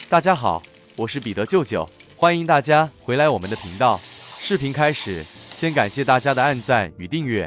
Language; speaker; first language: Chinese; native; Chinese